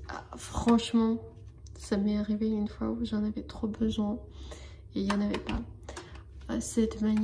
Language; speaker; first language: French; non-native, fluent; Armenian